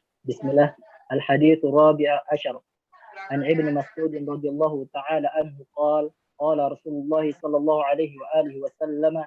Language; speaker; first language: Arabic; non-native, learner; Indonesian